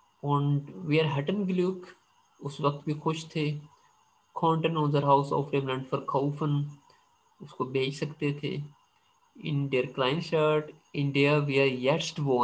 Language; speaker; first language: German; non-native, fluent; Urdu